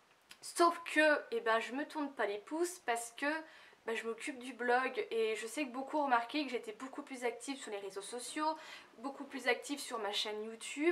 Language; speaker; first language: French; native; French